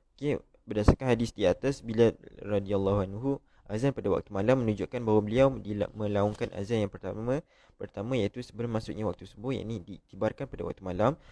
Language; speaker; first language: Malay; native; Malay